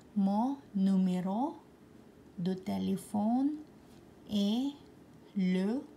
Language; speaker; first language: French; non-native, learner; Filipino